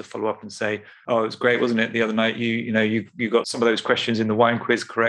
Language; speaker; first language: English; native; English